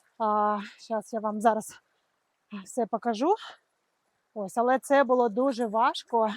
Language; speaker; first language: Ukrainian; non-native, local second language; Russian